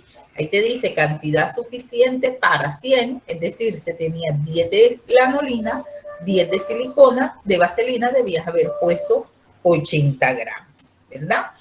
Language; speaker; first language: Spanish; native; Spanish